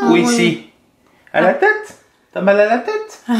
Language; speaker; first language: French; native; French